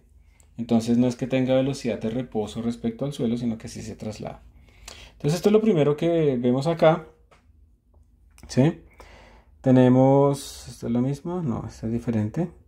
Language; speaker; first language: Spanish; native; Spanish